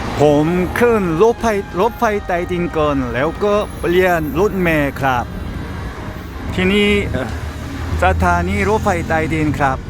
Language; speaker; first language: Thai; non-native, learner; Korean